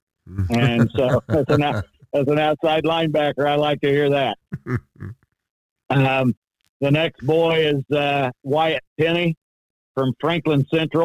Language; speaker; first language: English; native; English